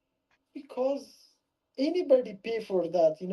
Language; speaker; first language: English; non-native, learner; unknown